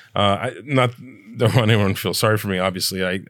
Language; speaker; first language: English; early bilingual, other home language; Italian